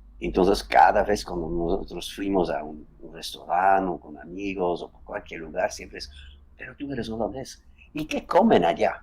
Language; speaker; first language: Spanish; non-native, fluent; Dutch